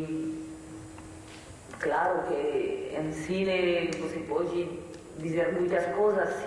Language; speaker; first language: Portuguese; non-native, learner; French